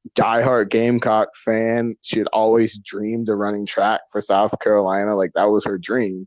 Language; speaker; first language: English; native; English